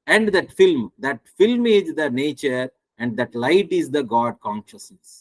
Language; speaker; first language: English; non-native, local second language; Telugu